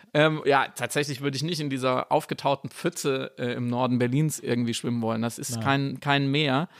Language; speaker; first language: German; native; German